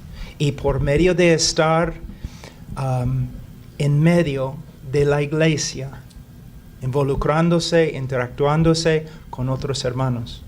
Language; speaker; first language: Spanish; non-native, fluent; English